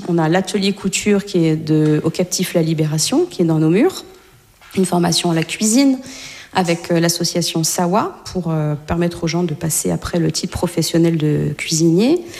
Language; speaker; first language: French; native; French